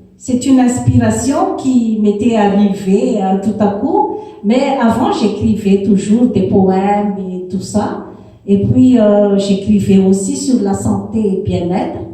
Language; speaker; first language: French; non-native, local second language; Malagasy